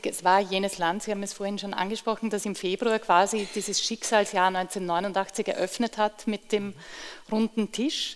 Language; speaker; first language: German; native; German